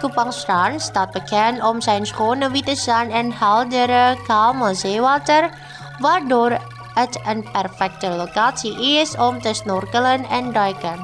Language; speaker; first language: Dutch; non-native, learner; Indonesian